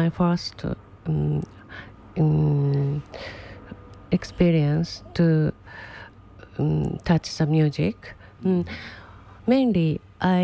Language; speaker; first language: English; non-native, learner; Japanese